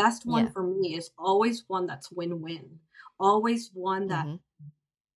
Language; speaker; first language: English; native; English